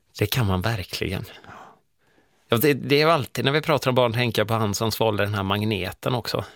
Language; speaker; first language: Swedish; native; Swedish